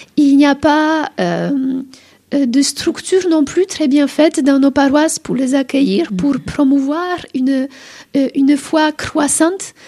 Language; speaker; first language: French; non-native, fluent; Polish